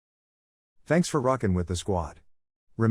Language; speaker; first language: English; native; English